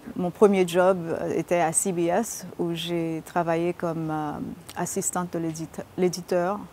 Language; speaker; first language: French; early bilingual, heritage; French